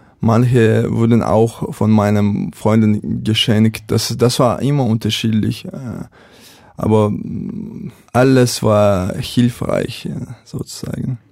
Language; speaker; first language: German; non-native, fluent; Chechen